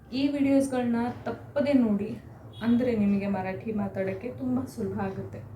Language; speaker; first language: Kannada; native; Kannada